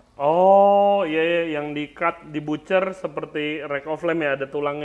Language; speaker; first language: Indonesian; native; Indonesian